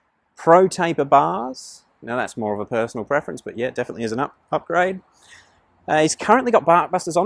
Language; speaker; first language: English; native; English